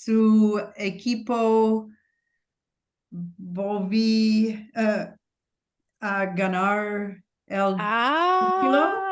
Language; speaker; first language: Spanish; non-native, learner; English